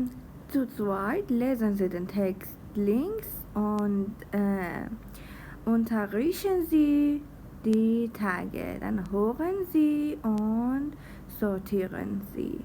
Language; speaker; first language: German; non-native, fluent; Persian